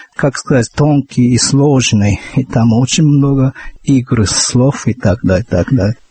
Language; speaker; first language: Russian; non-native, fluent; Japanese